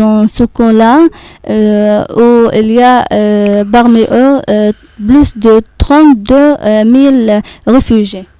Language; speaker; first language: French; non-native, learner; Arabic